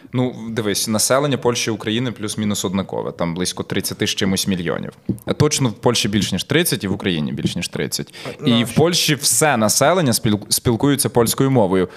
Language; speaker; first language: Ukrainian; native; Ukrainian